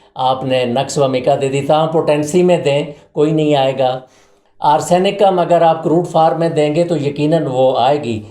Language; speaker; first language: Urdu; non-native, local second language; Punjabi